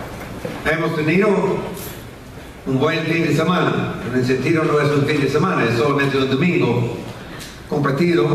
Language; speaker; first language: Spanish; non-native, fluent; English